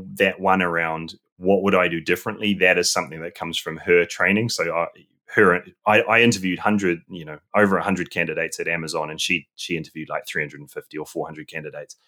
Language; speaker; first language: English; native; English